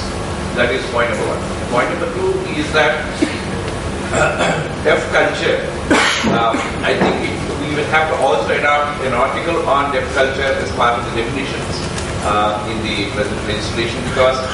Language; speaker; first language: English; non-native, local second language; Telugu